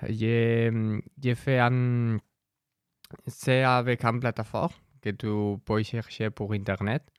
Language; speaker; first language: French; non-native, learner; Spanish